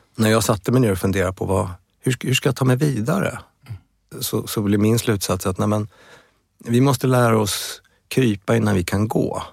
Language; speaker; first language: Swedish; native; Swedish